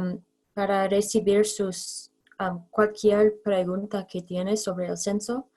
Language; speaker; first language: Spanish; non-native, fluent; English